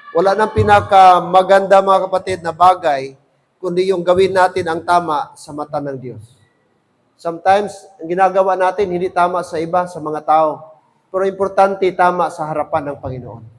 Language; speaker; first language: Filipino; non-native, local second language; Hiligaynon